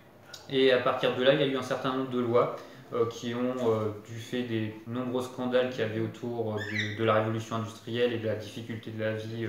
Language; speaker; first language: French; native; French